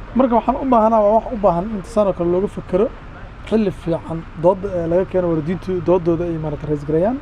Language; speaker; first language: Somali; native; Somali